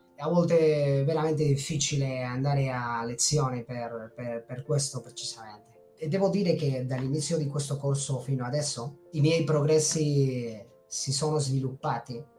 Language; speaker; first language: Italian; non-native, fluent; Spanish